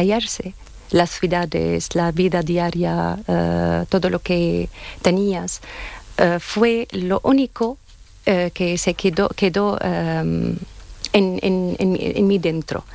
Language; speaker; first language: Spanish; non-native, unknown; Arabic